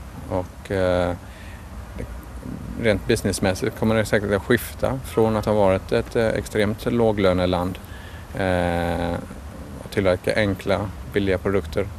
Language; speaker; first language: Swedish; native; Swedish